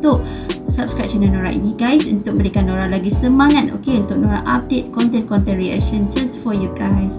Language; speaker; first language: Malay; native; Malay